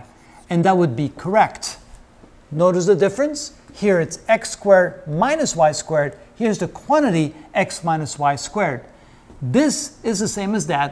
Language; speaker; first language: English; native; English